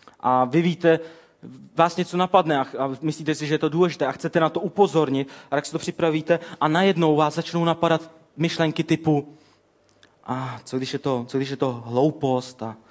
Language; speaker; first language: Czech; native; Czech